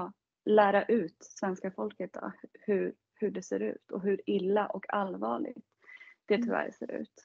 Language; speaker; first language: Swedish; native; Swedish